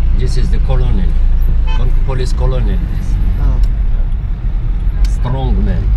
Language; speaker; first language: English; non-native, learner; Arabic